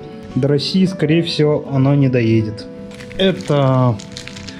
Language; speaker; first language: Russian; native; Russian